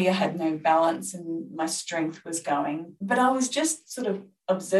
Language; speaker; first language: English; native; English